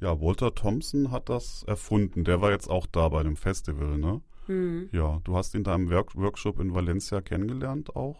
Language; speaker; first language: German; native; German